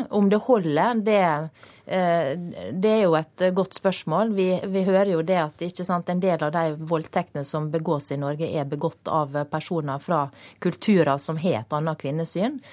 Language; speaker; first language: Norwegian; native; Norwegian